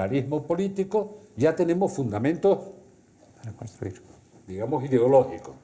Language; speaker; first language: Spanish; native; Spanish